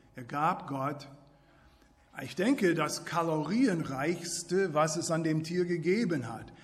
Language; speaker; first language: German; non-native, fluent; English